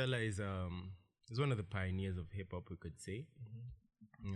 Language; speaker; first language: English; non-native, local second language; Swahili